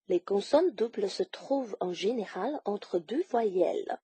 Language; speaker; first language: French; non-native, fluent; Chinese